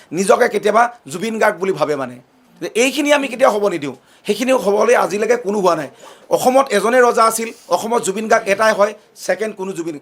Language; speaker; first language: Assamese; native; Assamese